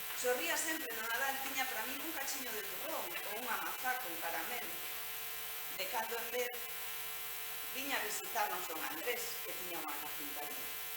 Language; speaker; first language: Galician; native; Galician